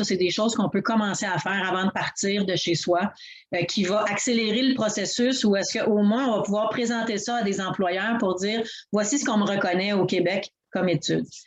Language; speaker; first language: French; native; French